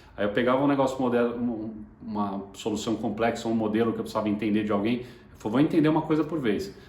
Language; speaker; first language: Portuguese; native; Portuguese